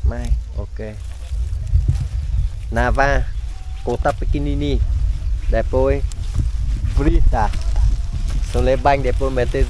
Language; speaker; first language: Portuguese; non-native, learner; Vietnamese